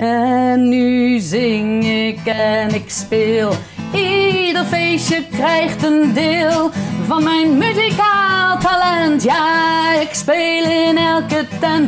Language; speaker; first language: Dutch; native; Dutch